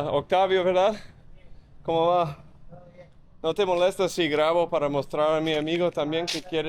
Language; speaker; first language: Spanish; non-native, fluent; English